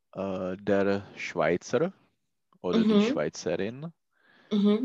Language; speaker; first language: German; non-native, learner; Czech